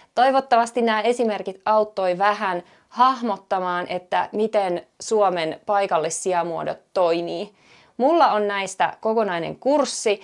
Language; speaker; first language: Finnish; native; Finnish